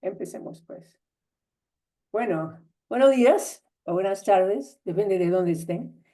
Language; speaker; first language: Spanish; non-native, fluent; English